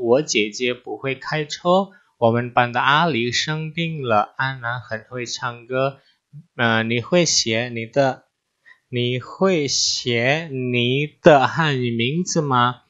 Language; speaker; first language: Chinese; non-native, fluent; Indonesian